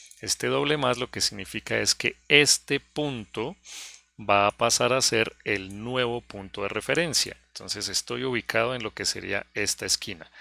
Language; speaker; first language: Spanish; native; Spanish